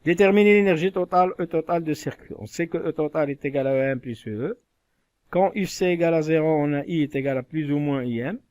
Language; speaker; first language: French; non-native, local second language; Arabic